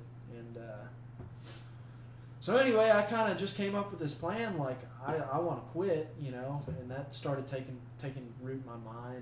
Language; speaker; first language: English; native; English